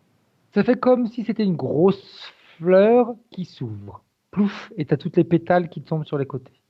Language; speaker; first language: French; native; French